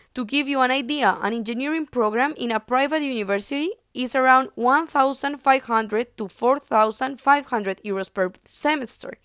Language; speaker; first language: English; non-native, fluent; Spanish